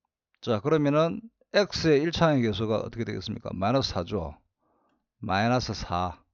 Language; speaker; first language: Korean; native; Korean